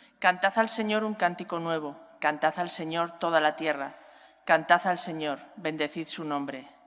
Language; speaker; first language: Spanish; native; Spanish